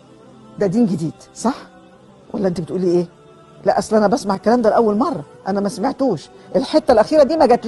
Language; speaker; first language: Arabic; native; Arabic